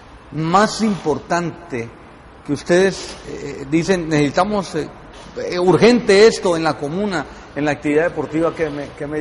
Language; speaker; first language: Spanish; native; Spanish